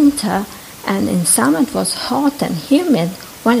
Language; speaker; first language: English; non-native, fluent; Italian